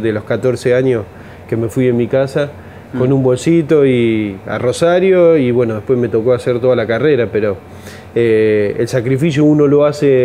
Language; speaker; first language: Spanish; native; Spanish